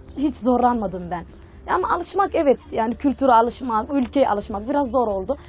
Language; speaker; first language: Turkish; non-native, fluent; Somali